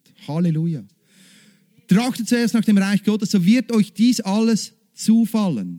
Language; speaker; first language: German; native; German